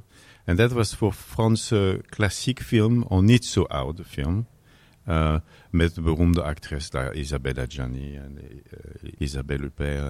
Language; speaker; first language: Dutch; non-native, learner; French